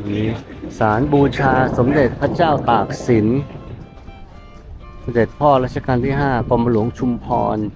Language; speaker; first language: Thai; native; Thai